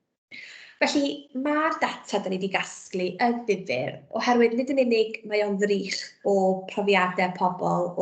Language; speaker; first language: Welsh; native; Welsh